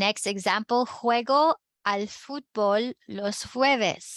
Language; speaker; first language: Spanish; non-native, fluent; Filipino